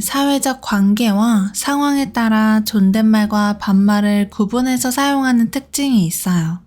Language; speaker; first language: Korean; native; Korean